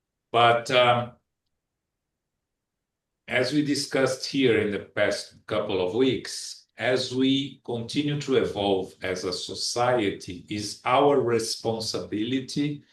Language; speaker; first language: English; non-native, fluent; Portuguese